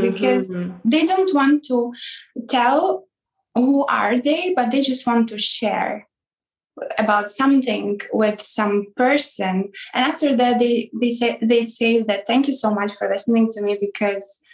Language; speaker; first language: English; non-native, fluent; Ukrainian